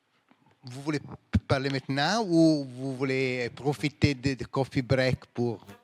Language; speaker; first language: French; non-native, fluent; Italian